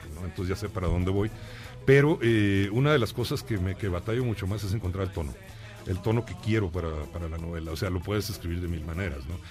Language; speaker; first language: Spanish; native; Spanish